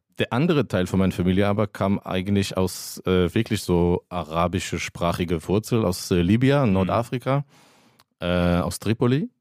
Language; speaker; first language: German; non-native, fluent; Hebrew